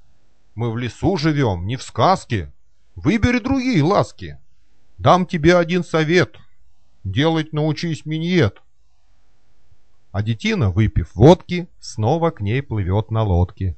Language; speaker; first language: Russian; native; Russian